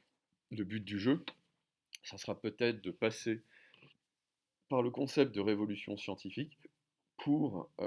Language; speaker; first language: French; native; French